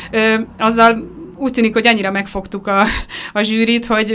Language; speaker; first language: Hungarian; native; Hungarian